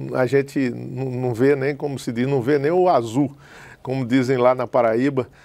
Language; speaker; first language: Portuguese; native; Portuguese